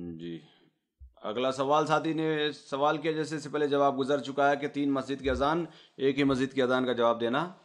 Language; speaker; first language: Urdu; native; Urdu